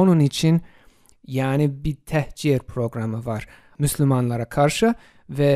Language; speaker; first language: Turkish; non-native, fluent; English